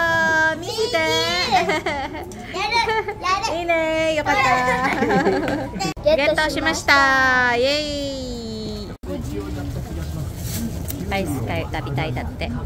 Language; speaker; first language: Japanese; non-native, learner; Filipino